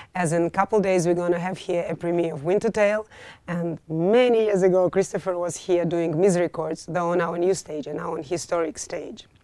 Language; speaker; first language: English; non-native, fluent; Russian